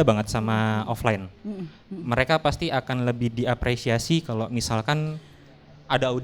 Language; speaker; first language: Indonesian; native; Indonesian